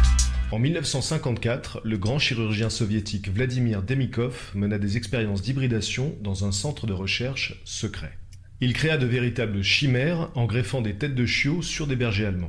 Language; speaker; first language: French; native; French